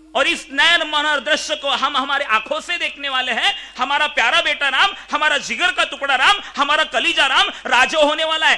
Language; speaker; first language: Hindi; non-native, local second language; Marathi